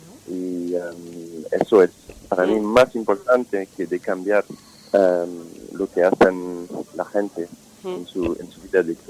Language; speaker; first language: Spanish; non-native, fluent; French